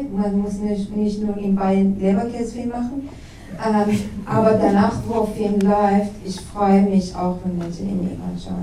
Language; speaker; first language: German; non-native, learner; Persian